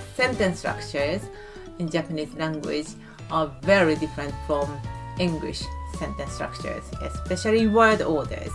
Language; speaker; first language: English; non-native, fluent; Japanese